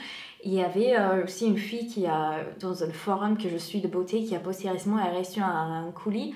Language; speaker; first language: French; non-native, fluent; English